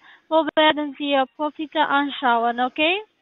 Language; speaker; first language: German; non-native, learner; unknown